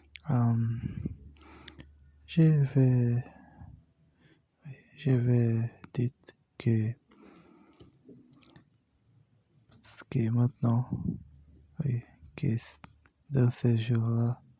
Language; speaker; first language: French; non-native, learner; Portuguese